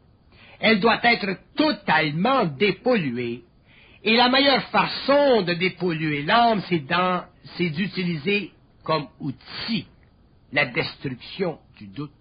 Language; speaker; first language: French; native; French